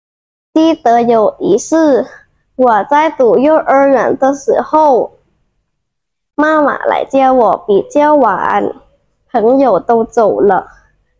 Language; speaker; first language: Chinese; non-native, learner; Thai